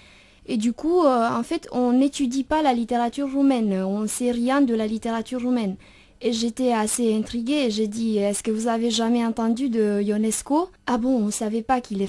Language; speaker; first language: French; non-native, fluent; Romanian